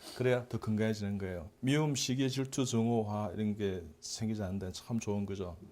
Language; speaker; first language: Korean; native; Korean